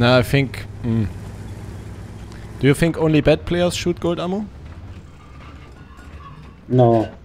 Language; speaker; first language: English; non-native, learner; German